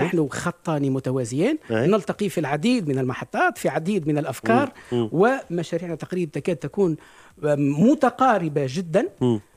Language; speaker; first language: Arabic; native; Arabic